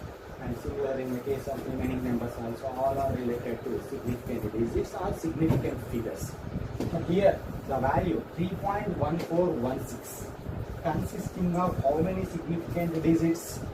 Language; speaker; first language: English; non-native, local second language; Telugu